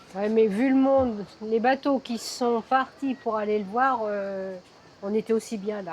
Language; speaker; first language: French; native; French